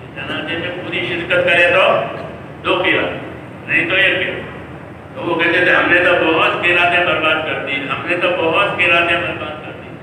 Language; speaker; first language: Urdu; non-native, local second language; Gujarati